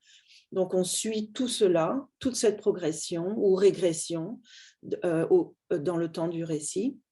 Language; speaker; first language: French; native; French